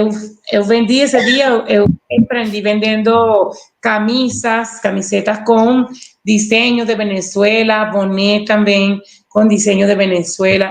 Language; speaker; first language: Portuguese; non-native, learner; Spanish